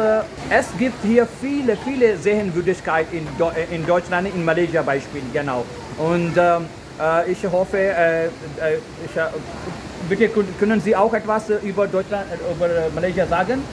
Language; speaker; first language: German; non-native, learner; Urdu